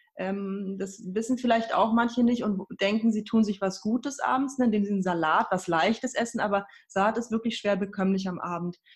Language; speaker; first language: German; early bilingual, other home language; Persian